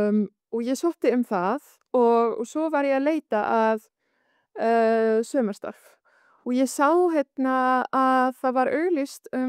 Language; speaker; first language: Icelandic; non-native, fluent; Arabic